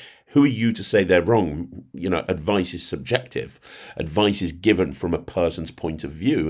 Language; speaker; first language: English; native; English